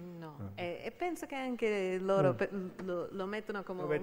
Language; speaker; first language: Italian; non-native, fluent; English